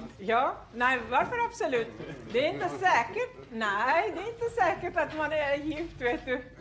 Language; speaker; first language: Swedish; non-native, fluent; Arabic